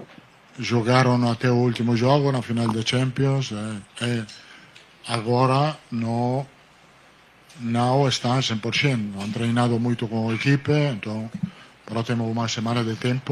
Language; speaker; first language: Portuguese; non-native, learner; Italian